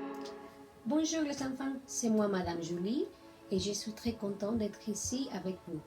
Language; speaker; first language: French; non-native, learner; Spanish